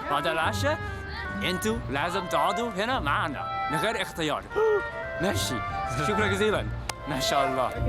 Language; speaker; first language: Arabic; non-native, fluent; English